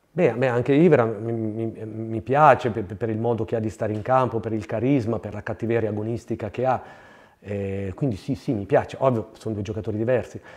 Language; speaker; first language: Italian; native; Italian